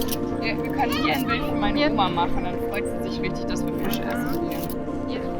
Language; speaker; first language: German; native; German